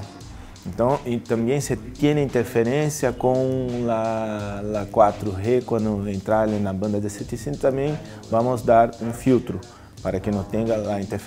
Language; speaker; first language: Spanish; non-native, learner; Portuguese